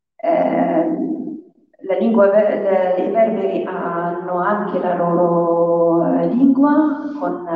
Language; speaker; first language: Italian; non-native, fluent; Arabic